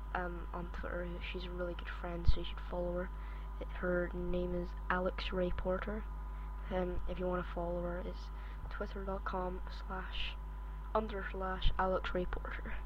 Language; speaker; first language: English; native; English